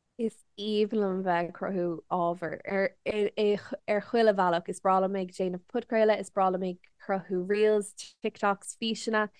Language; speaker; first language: Irish; non-native, local second language; English